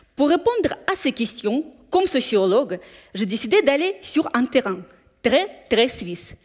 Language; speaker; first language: French; non-native, fluent; Russian